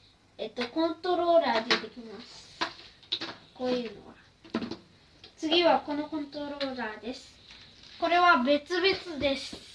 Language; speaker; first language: Japanese; early bilingual, other home language; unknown